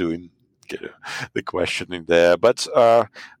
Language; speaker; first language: English; non-native, fluent; Russian